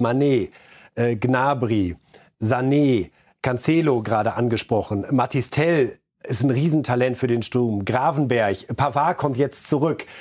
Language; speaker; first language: German; native; German